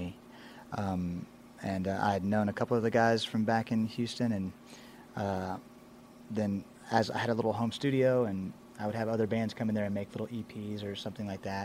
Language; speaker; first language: English; native; English